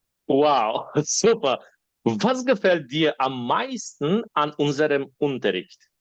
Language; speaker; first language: German; non-native, fluent; Polish